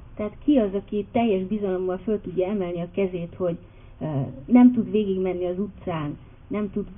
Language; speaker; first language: Hungarian; native; Hungarian